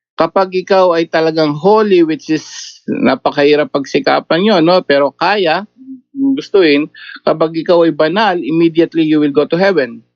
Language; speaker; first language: Filipino; native; Filipino